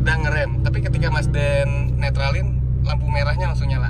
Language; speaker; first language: Indonesian; native; Indonesian